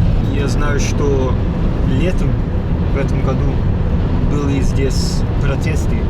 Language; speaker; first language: Russian; non-native, learner; English